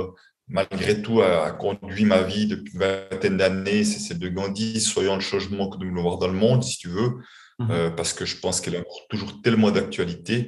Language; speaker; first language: French; native; French